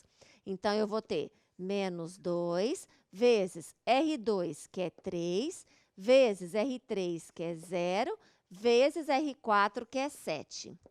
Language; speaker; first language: Portuguese; native; Portuguese